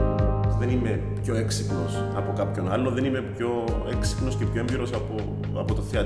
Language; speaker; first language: Greek; native; Greek